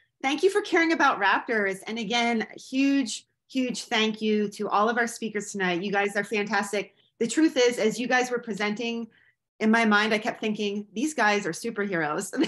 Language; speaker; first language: English; native; English